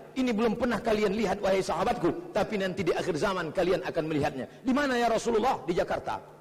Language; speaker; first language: Indonesian; native; Indonesian